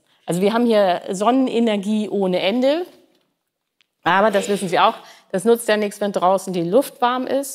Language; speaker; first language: German; native; German